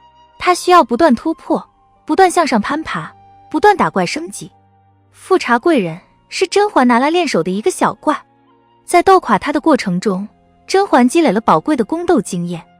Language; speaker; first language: Chinese; native; Chinese